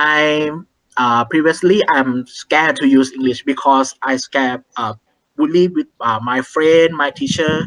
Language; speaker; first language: English; non-native, learner; Thai